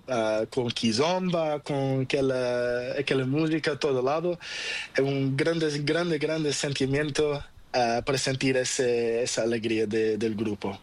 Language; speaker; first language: Spanish; non-native, learner; Portuguese